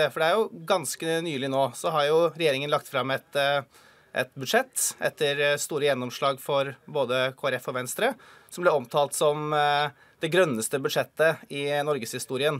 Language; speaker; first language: Norwegian; native; Norwegian